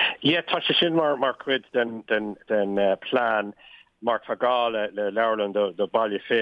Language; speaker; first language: Irish; non-native, local second language; English